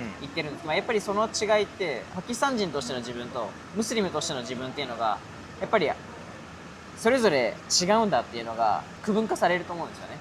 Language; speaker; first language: Japanese; early bilingual, other home language; Urdu